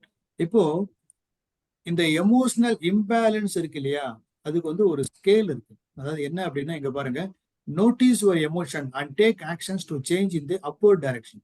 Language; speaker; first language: Tamil; native; Tamil